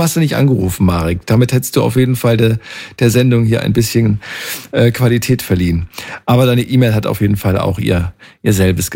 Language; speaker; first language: German; native; German